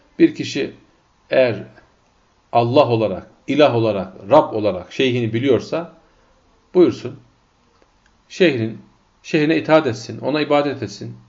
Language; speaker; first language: Turkish; non-native, fluent; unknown